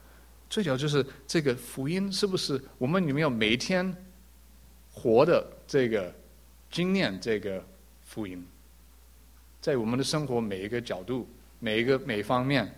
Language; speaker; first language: Chinese; early bilingual, heritage; English